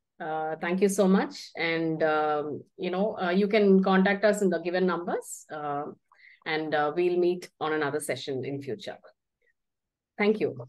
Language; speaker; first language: English; non-native, local second language; Tamil